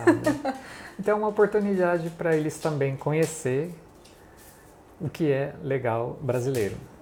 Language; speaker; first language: Portuguese; early bilingual, heritage; Portuguese